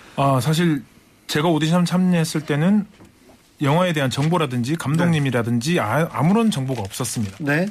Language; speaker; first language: Korean; native; Korean